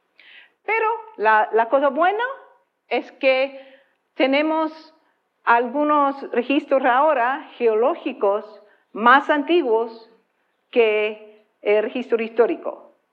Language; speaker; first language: Spanish; non-native, fluent; English